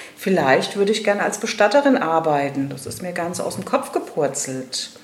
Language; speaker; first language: German; native; German